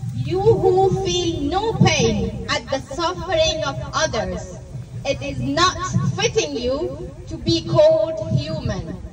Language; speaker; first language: English; non-native, fluent; Persian